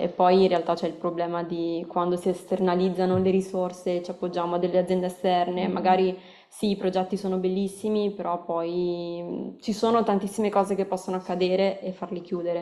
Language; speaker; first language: Italian; native; Italian